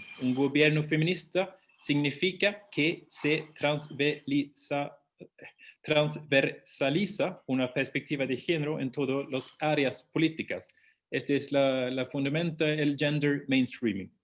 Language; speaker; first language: Spanish; non-native, fluent; Swedish